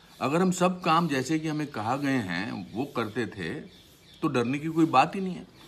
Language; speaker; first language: Hindi; native; Hindi